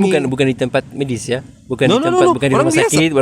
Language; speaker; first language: Indonesian; non-native, fluent; French